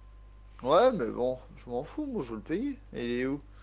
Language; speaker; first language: French; native; French